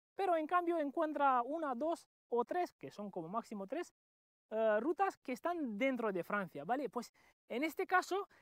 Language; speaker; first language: Spanish; non-native, fluent; Romanian